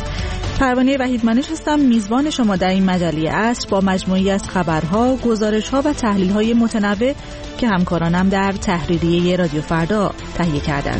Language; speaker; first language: Persian; native; Persian